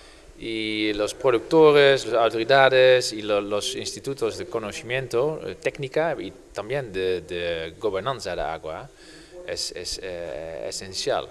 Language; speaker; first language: Spanish; non-native, fluent; Dutch